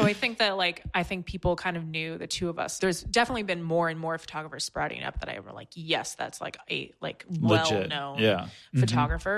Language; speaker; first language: English; native; English